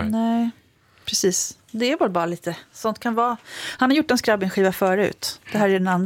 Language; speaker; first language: Swedish; native; Swedish